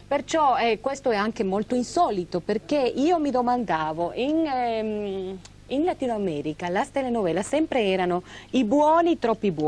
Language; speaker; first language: Italian; non-native, fluent; Spanish